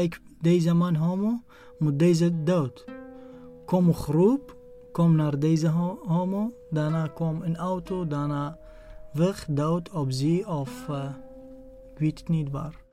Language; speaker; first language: Dutch; non-native, learner; Arabic